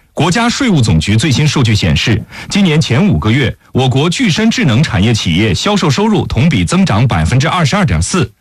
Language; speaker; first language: Chinese; native; Chinese